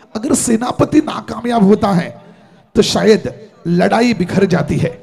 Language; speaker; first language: Hindi; non-native, local second language; Marathi